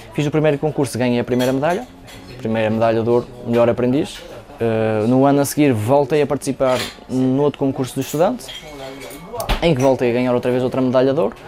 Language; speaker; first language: Portuguese; native; Portuguese